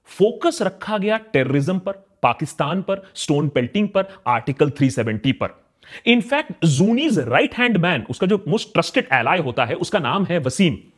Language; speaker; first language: Hindi; native; Hindi